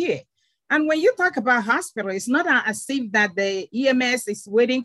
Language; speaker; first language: English; non-native, local second language; Igbo